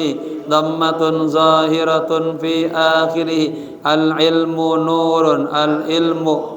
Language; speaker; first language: Arabic; non-native, fluent; Indonesian